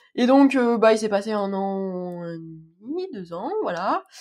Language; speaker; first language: French; native; French